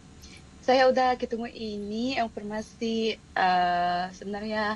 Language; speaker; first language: Indonesian; non-native, fluent; Arabic